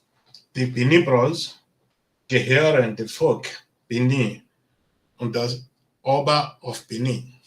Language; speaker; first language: German; non-native, learner; Bini